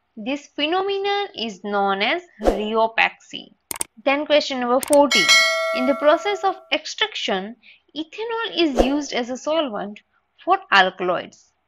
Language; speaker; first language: English; non-native, local second language; Gujarati